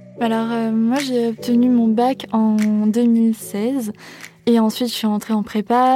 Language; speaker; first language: French; native; French